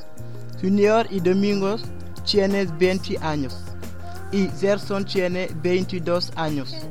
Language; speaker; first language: Spanish; non-native, learner; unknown